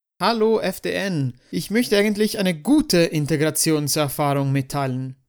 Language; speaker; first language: German; non-native, fluent; Italian